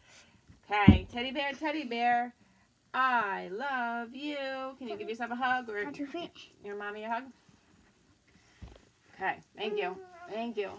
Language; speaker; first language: English; native; English